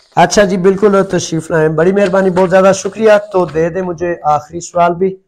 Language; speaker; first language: Urdu; non-native, local second language; Punjabi